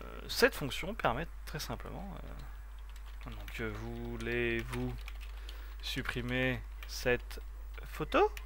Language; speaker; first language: French; native; French